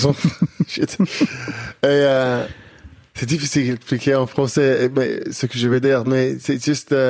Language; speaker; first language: French; non-native, learner; English